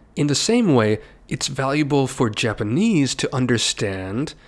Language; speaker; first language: English; native; English